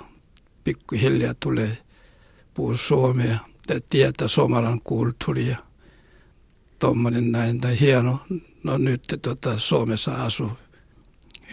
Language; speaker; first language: Finnish; non-native, learner; Korean